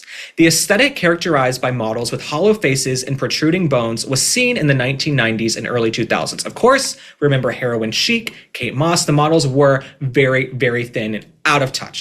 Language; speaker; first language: English; native; English